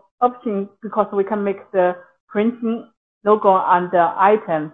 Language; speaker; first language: English; non-native, local second language; Chinese